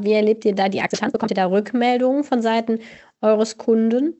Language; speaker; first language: German; native; German